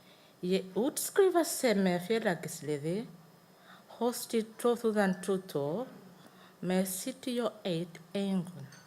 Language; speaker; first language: Icelandic; non-native, learner; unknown